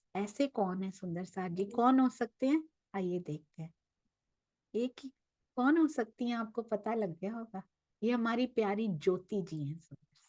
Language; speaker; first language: Hindi; native; Hindi